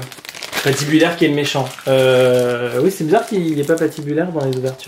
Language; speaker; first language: French; native; French